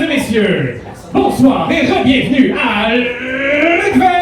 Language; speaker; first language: French; native; French